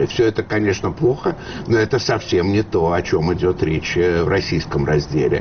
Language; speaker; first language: Russian; native; Russian